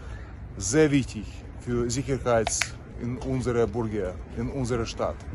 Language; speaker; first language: German; non-native, fluent; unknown